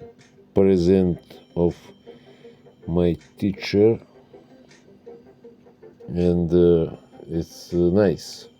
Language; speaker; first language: English; non-native, learner; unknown